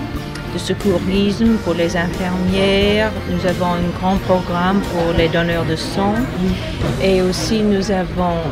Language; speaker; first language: French; non-native, fluent; English